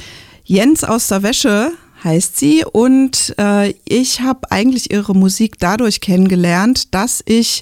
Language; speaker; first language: German; native; German